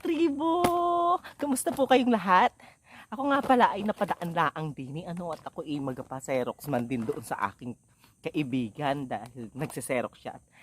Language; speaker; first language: Filipino; native; Filipino